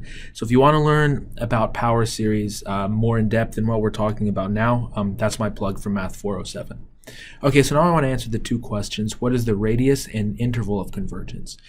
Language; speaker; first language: English; native; English